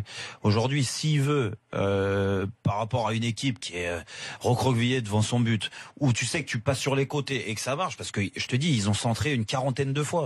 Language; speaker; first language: French; native; French